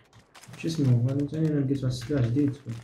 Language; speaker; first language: Arabic; native; Arabic